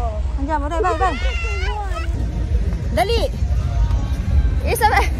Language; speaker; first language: Italian; non-native, learner; Filipino